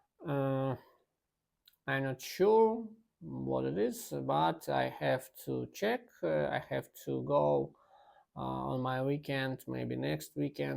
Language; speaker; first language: English; non-native, learner; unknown